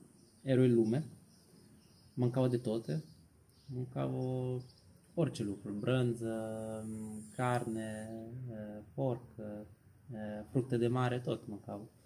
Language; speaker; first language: Romanian; non-native, learner; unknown